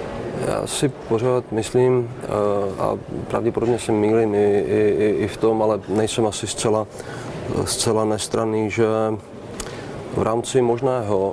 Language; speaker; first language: Czech; native; Czech